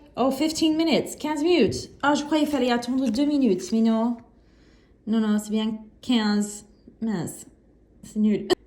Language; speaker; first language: French; non-native, fluent; English